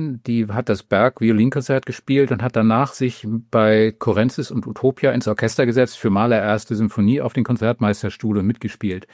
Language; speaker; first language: German; native; German